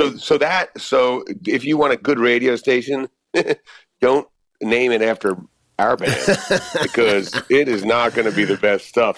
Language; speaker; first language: English; native; English